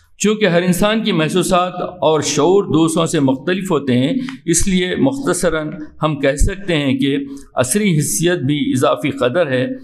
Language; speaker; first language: Urdu; native; Urdu